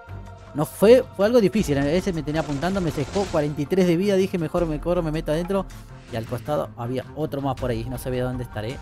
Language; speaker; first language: Spanish; native; Spanish